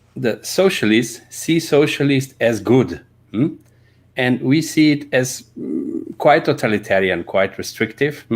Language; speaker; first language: English; non-native, fluent; Slovenian